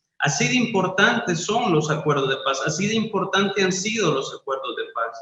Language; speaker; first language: Spanish; native; Spanish